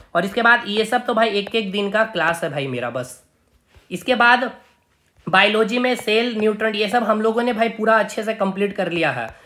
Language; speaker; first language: Hindi; native; Hindi